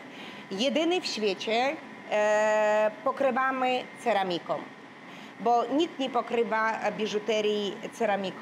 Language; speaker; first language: Polish; non-native, learner; Russian